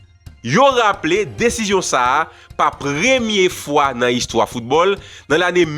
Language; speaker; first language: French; non-native, local second language; Haitian Creole